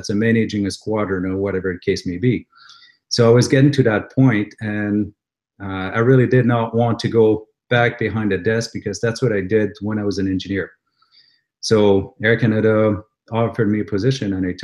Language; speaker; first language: English; native; English